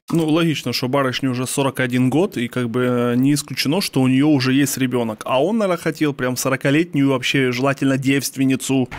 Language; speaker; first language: Russian; native; Russian